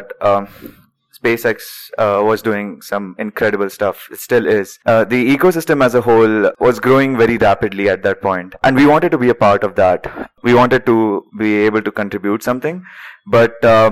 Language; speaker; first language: English; non-native, local second language; Marathi